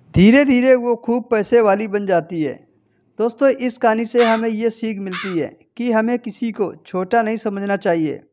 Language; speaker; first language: Hindi; native; Hindi